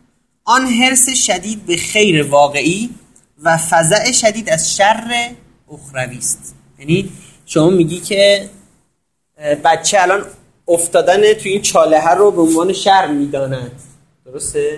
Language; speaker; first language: Persian; native; Persian